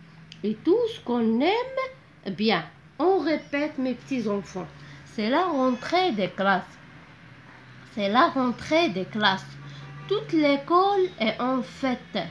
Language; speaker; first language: French; non-native, local second language; Arabic